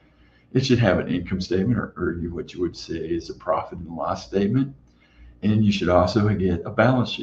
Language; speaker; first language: English; native; English